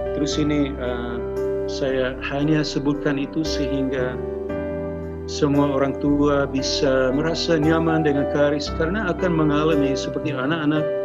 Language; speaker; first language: Indonesian; non-native, local second language; English